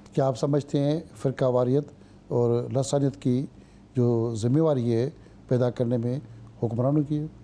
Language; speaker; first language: Urdu; non-native, local second language; Sindhi